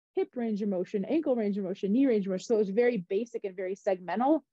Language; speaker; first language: English; native; English